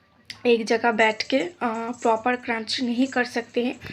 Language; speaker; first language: Hindi; non-native, local second language; Bangla